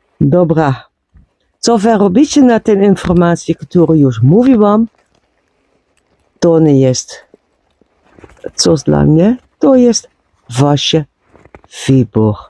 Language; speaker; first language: Polish; non-native, learner; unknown